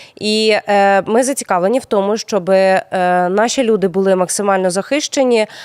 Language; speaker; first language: Ukrainian; native; Ukrainian